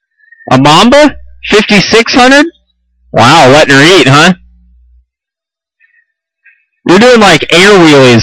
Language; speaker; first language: English; native; English